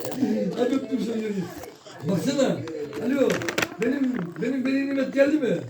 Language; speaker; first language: Turkish; native; Turkish